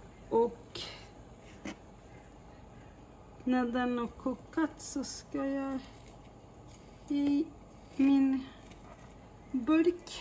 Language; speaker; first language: Swedish; non-native, fluent; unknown